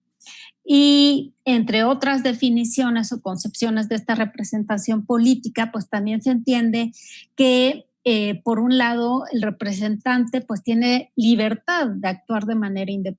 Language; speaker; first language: Spanish; native; Spanish